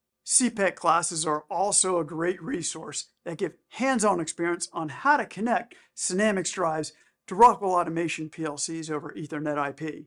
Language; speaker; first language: English; native; English